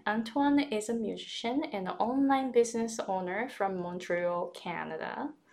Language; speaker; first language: English; non-native, fluent; Japanese